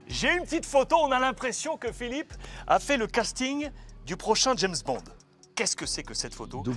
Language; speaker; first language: French; native; French